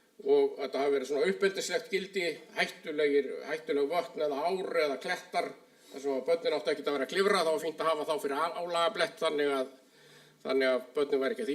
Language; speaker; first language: Icelandic; native; Icelandic